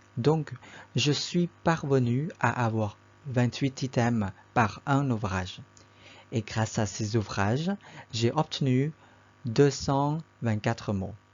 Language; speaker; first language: French; non-native, fluent; Thai